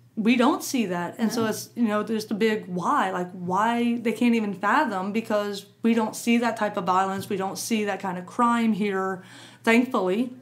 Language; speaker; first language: English; native; English